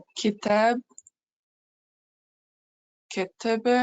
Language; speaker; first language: Arabic; non-native, learner; English